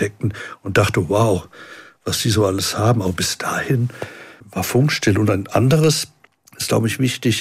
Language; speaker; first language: German; native; German